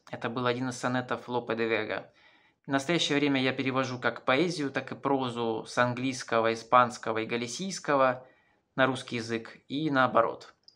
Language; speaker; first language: Russian; native; Russian